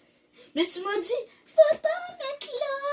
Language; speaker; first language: French; native; French